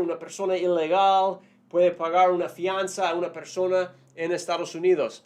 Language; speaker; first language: Spanish; non-native, fluent; English